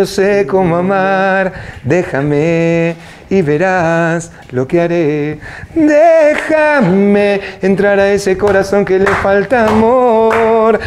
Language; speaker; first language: Spanish; native; Spanish